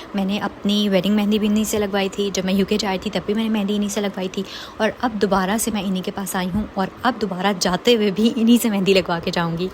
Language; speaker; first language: Urdu; non-native, local second language; Punjabi